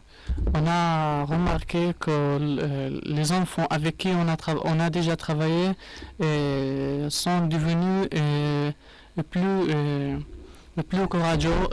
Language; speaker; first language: French; non-native, learner; Arabic